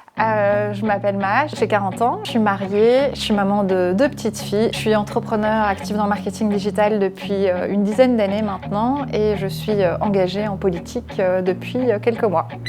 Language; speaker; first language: French; early bilingual, other home language; Arabic